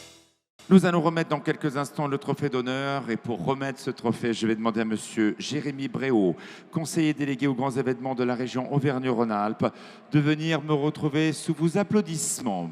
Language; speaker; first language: French; native; French